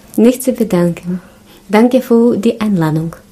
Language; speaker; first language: German; non-native, learner; Russian